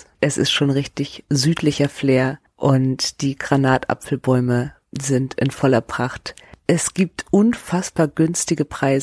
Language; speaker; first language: German; native; German